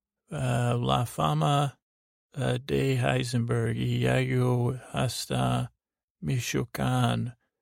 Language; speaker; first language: Spanish; non-native, learner; English